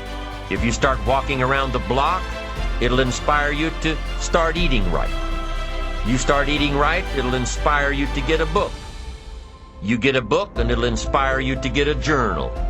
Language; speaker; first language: English; native; English